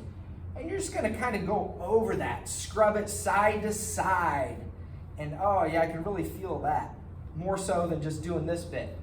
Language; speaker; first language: English; native; English